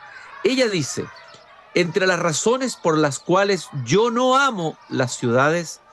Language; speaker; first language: Spanish; native; Spanish